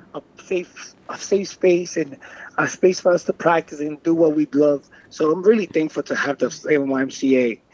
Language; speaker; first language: English; non-native, fluent; Spanish